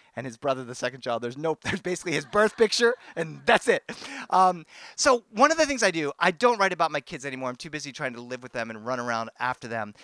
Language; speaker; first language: English; native; English